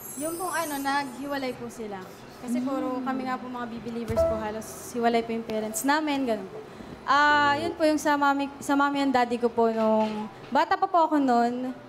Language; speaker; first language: Filipino; native; Filipino